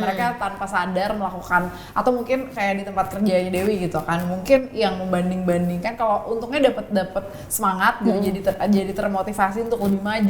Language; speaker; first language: Indonesian; native; Indonesian